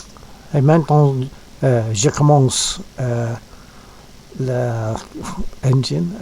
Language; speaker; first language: French; non-native, learner; English